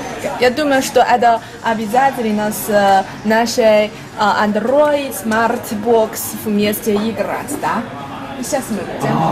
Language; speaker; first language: Russian; non-native, learner; Chinese